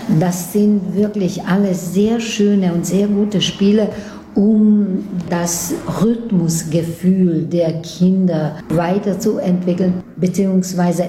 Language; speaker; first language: German; native; German